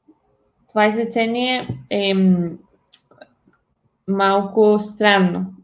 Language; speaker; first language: Bulgarian; non-native, fluent; Spanish